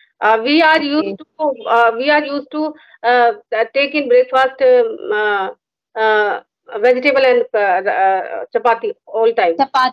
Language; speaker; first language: English; non-native, learner; Hindi